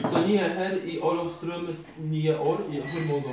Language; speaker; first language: Swedish; non-native, fluent; Polish